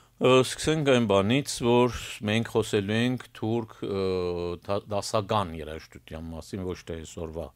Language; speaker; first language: Armenian; early bilingual, heritage; Armenian